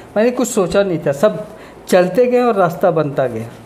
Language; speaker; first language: Hindi; native; Hindi